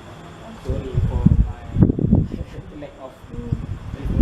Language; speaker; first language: English; non-native, learner; Malay